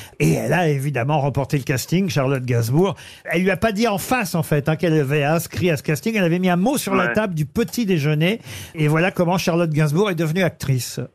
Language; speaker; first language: French; native; French